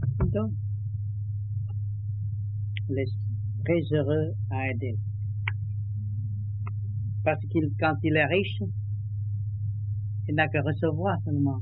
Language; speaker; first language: French; non-native, learner; Vietnamese